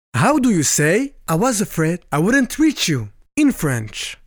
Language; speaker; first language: English; non-native, fluent; French